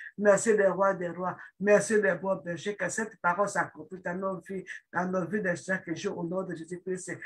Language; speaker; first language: French; non-native, local second language; Lingala